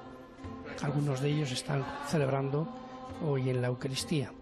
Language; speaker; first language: Spanish; native; Spanish